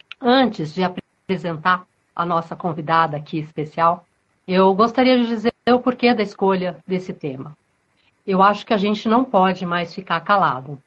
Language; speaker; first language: Portuguese; native; Portuguese